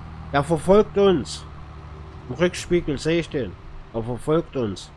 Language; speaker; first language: German; native; German